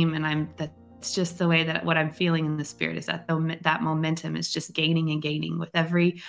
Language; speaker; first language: English; native; English